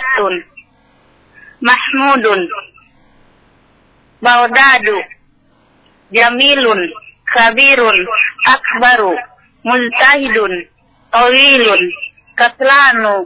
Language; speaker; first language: Arabic; non-native, learner; Indonesian